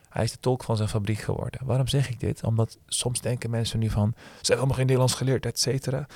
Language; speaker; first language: Dutch; early bilingual, other home language; Turkish